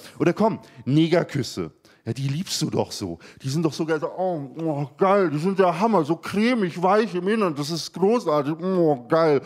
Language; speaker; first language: German; early bilingual, other home language; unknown